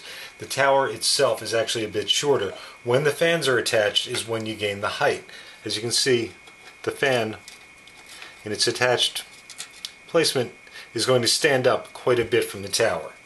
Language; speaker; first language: English; native; English